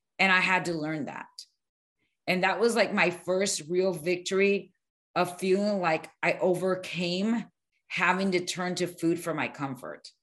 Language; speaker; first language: English; early bilingual, other home language; Spanish